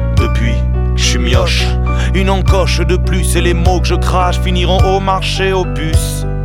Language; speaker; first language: French; native; French